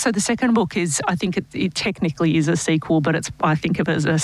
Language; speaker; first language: English; native; English